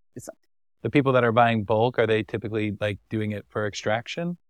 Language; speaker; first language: English; non-native, learner; German